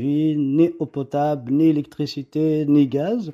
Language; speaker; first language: French; non-native, local second language; Kabyle